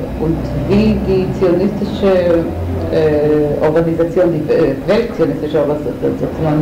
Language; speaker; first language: German; non-native, fluent; Hebrew